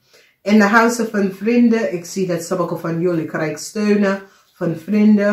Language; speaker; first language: Dutch; non-native, fluent; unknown